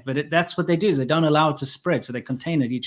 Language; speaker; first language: English; native; English